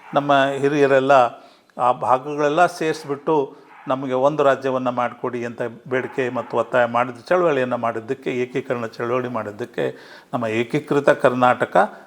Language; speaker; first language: Kannada; non-native, local second language; Urdu